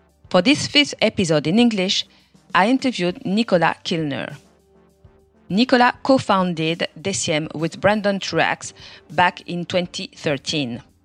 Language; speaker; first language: English; non-native, fluent; French